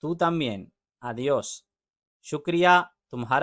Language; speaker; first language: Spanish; non-native, fluent; Urdu